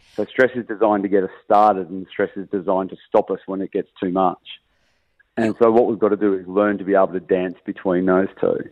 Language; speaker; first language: English; native; English